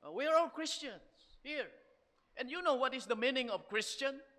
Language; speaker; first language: English; non-native, local second language; Filipino